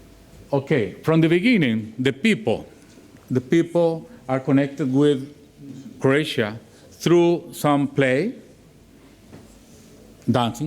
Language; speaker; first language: English; non-native, learner; Spanish